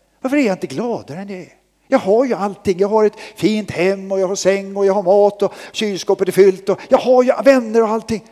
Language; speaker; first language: Swedish; native; Swedish